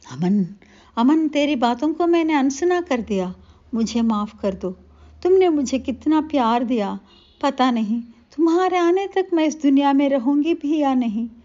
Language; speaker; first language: Hindi; non-native, local second language; Telugu